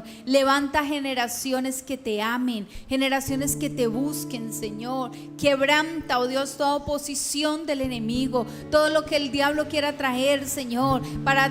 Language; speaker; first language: Spanish; native; Spanish